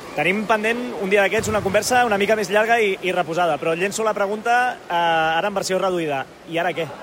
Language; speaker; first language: Catalan; native; Catalan